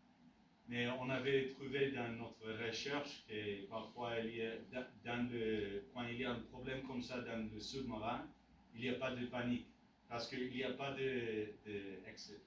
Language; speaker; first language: French; non-native, learner; English